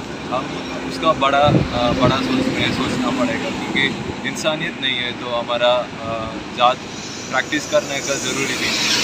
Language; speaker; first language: Hindi; non-native, local second language; Malayalam